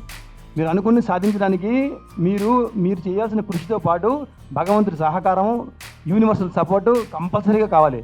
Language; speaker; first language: Telugu; native; Telugu